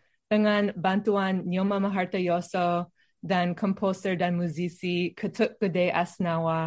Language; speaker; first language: Indonesian; non-native, learner; English